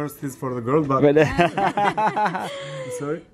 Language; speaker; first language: English; non-native, learner; Albanian